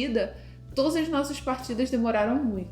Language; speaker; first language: Portuguese; native; Portuguese